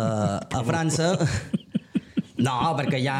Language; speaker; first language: Catalan; native; Catalan